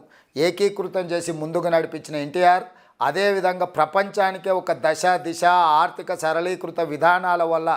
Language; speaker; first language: Telugu; native; Telugu